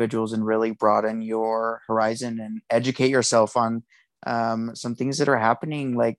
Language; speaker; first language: English; native; English